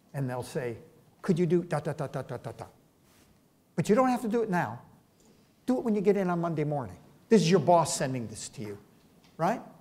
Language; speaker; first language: English; native; English